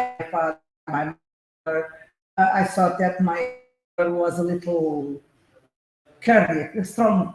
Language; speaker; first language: English; non-native, fluent; Portuguese